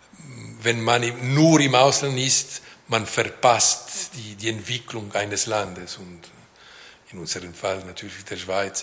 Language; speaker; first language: German; non-native, local second language; French